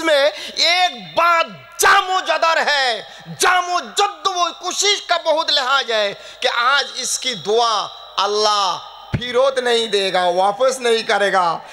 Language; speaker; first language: Hindi; non-native, local second language; Bangla